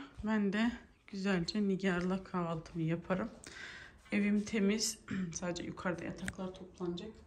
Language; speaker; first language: Turkish; early bilingual, heritage; Turkish